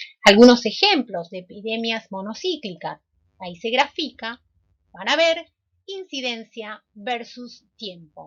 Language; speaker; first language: Spanish; native; Spanish